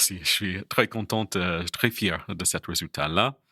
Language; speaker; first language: French; non-native, fluent; English